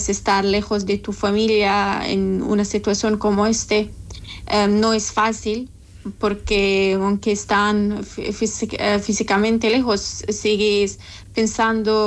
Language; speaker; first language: Spanish; non-native, learner; Persian